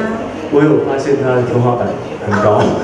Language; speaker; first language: Chinese; native; Chinese